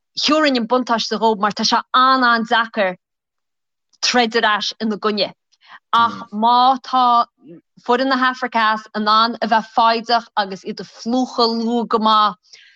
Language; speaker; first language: Irish; native; Irish